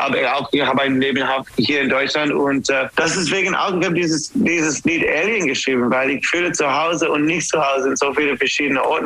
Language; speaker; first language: German; non-native, fluent; English